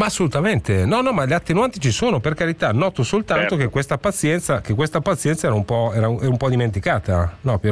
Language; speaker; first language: Italian; native; Italian